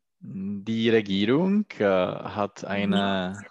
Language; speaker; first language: German; non-native, learner; Czech